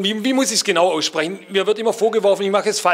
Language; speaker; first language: German; native; German